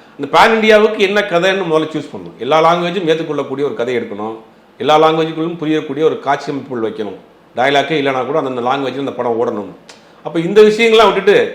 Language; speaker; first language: Tamil; native; Tamil